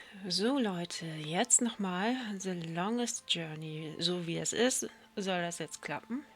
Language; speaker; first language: German; native; German